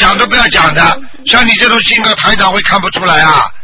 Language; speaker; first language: Chinese; native; Chinese